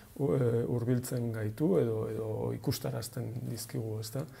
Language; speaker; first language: Basque; non-native, local second language; Spanish